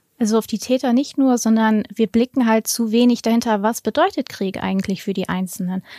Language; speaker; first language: German; native; German